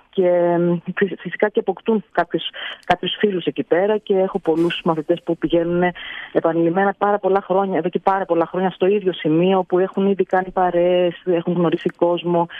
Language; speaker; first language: Greek; native; Greek